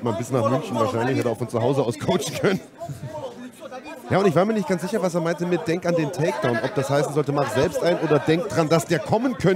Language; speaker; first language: German; native; German